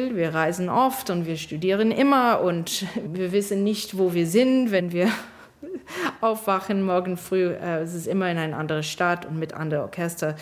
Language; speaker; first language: German; non-native, fluent; English